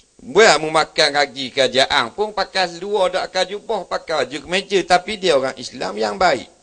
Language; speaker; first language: Malay; native; Malay